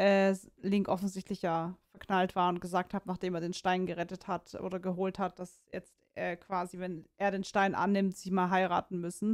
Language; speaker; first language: German; native; German